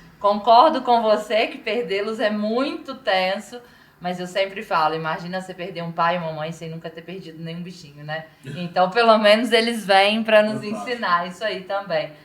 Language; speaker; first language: Portuguese; native; Portuguese